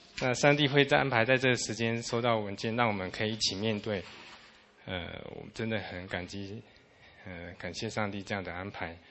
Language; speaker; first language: Chinese; native; Chinese